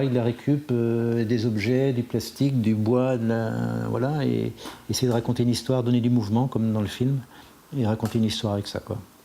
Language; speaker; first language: French; native; French